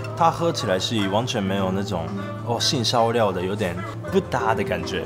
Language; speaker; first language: Chinese; non-native, fluent; Japanese